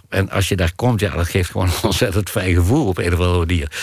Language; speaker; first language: Dutch; native; Dutch